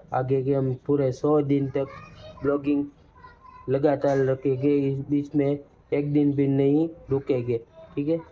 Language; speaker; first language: Hindi; non-native, local second language; Gujarati